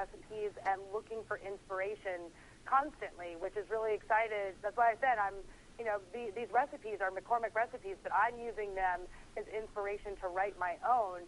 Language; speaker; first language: English; native; English